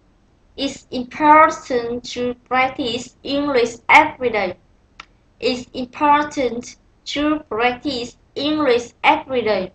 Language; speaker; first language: English; non-native, learner; Vietnamese